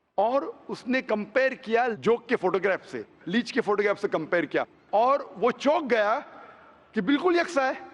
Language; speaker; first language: Hindi; non-native, local second language; Konkani